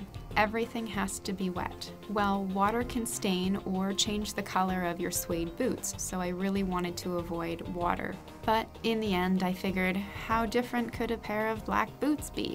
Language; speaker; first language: English; native; English